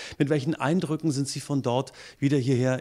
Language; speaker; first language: German; native; German